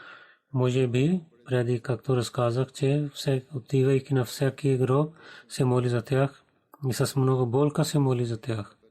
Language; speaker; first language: Bulgarian; non-native, learner; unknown